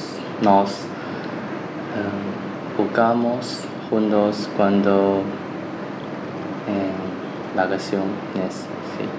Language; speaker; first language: Spanish; non-native, learner; Chinese